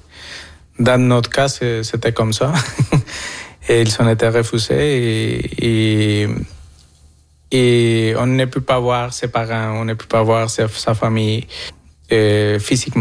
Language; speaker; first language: French; non-native, fluent; Spanish